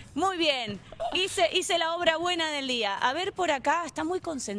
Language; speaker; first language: Spanish; native; Spanish